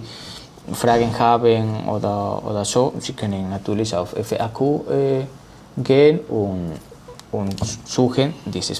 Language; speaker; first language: German; non-native, learner; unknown